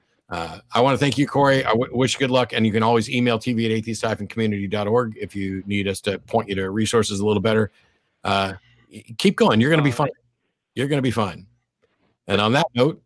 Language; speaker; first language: English; native; English